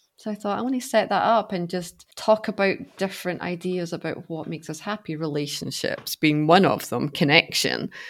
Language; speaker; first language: English; native; English